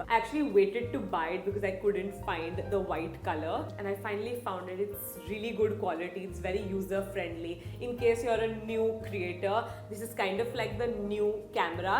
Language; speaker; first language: English; non-native, local second language; Hindi